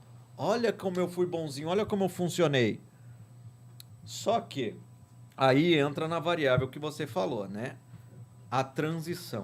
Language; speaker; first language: Portuguese; native; Portuguese